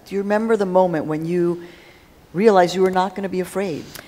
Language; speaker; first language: English; early bilingual, other home language; Spanish